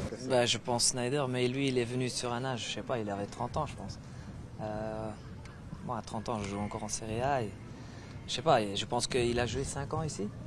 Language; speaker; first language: French; non-native, fluent; Dutch